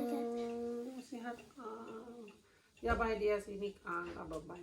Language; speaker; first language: German; non-native, learner; Thai